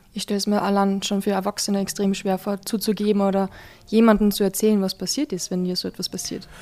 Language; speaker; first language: German; native; German